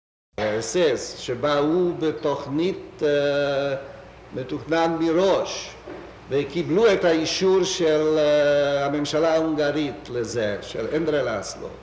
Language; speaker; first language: Hebrew; non-native, fluent; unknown